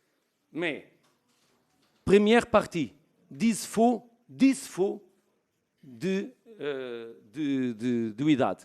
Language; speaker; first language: French; non-native, learner; Portuguese